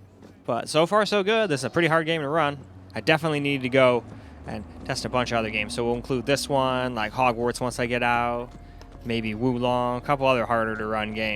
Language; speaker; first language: English; native; English